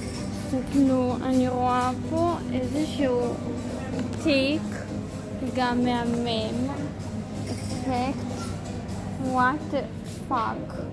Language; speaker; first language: Hebrew; early bilingual, other home language; Russian